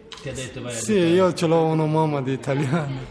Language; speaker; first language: Italian; non-native, learner; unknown